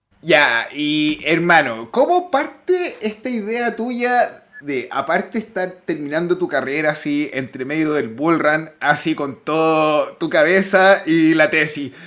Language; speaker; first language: Spanish; native; Spanish